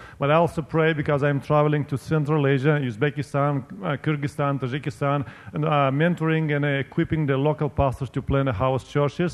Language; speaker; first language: English; non-native, fluent; Romanian